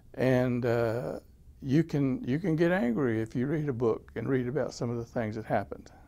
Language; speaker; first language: English; native; English